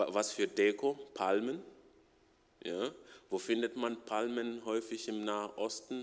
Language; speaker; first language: German; non-native, fluent; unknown